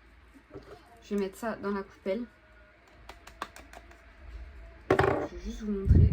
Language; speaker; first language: French; native; French